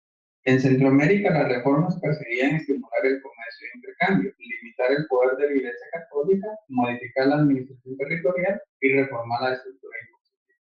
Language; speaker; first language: Spanish; native; Spanish